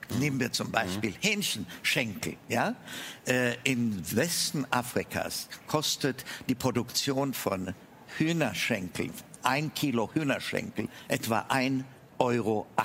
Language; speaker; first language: German; non-native, fluent; Amharic